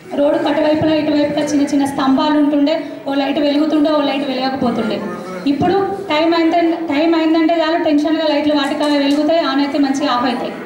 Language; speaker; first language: Telugu; native; Telugu